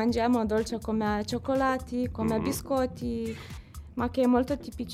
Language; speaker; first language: Italian; non-native, learner; Lithuanian